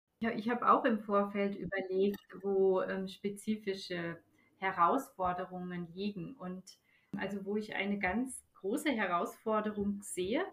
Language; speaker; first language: German; native; German